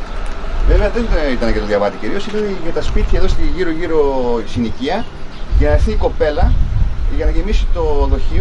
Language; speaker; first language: Greek; native; Greek